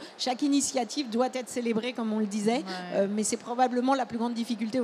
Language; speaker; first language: French; native; French